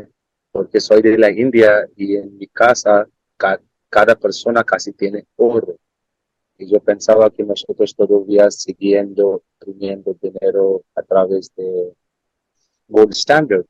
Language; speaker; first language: Spanish; non-native, learner; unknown